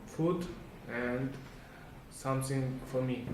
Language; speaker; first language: English; non-native, learner; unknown